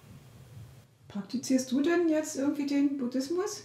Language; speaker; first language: German; native; German